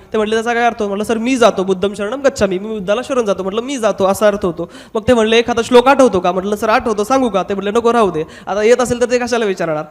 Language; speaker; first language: Marathi; non-native, local second language; Hindi